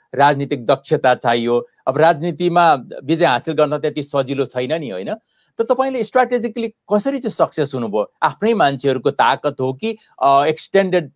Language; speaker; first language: Nepali; native; Nepali